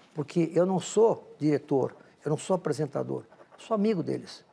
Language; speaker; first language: Portuguese; native; Portuguese